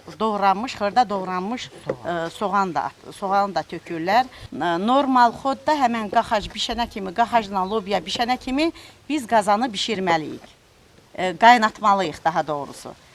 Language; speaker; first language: Azerbaijani; non-native, local second language; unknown